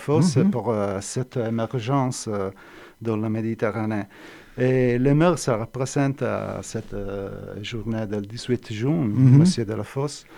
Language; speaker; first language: French; non-native, fluent; Italian